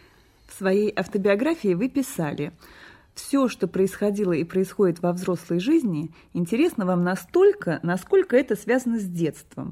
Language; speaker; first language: Russian; native; Russian